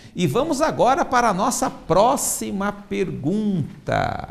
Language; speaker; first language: Portuguese; native; Portuguese